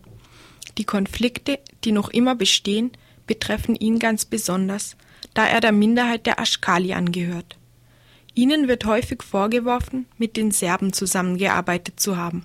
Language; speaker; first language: German; native; German